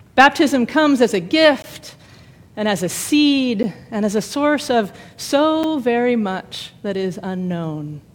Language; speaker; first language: English; native; English